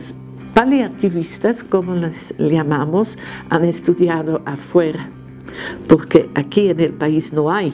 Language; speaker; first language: Spanish; non-native, fluent; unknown